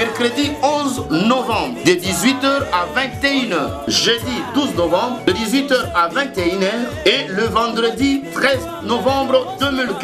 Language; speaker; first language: French; non-native, local second language; Lingala